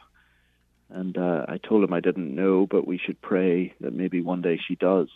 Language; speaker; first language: English; native; English